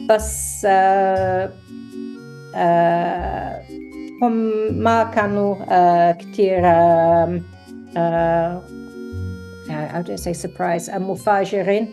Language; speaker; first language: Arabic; non-native, learner; English